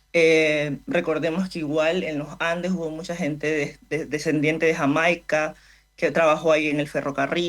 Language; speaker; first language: Spanish; native; Spanish